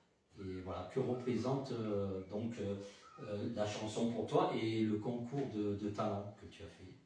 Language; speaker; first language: French; native; French